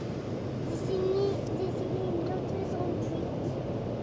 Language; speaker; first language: French; early bilingual, other home language; Arabic